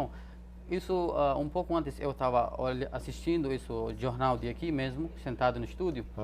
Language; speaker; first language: Portuguese; non-native, fluent; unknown